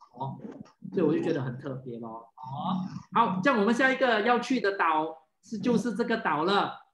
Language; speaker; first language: Chinese; non-native, local second language; English